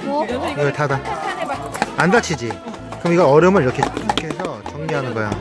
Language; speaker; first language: Korean; native; Korean